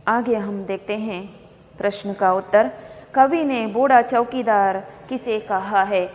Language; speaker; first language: Hindi; non-native, local second language; Kannada